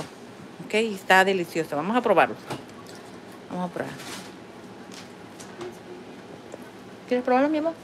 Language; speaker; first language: Spanish; native; Spanish